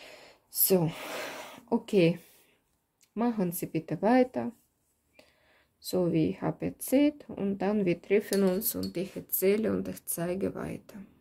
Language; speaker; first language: German; non-native, fluent; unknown